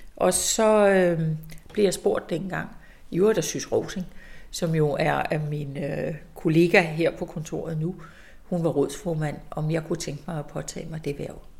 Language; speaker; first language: Danish; native; Danish